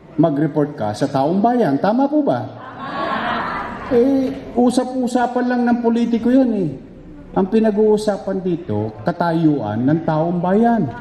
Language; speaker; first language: Filipino; native; Filipino